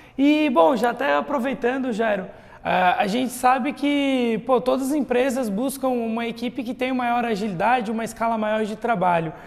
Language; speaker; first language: Portuguese; native; Portuguese